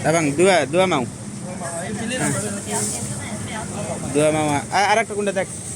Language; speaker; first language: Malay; non-native, learner; Bangla